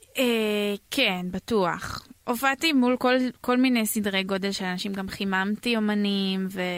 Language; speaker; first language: Hebrew; native; Hebrew